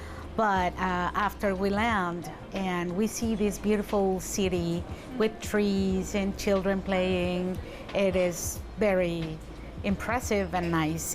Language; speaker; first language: English; non-native, fluent; Spanish